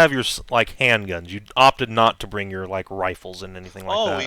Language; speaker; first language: English; native; English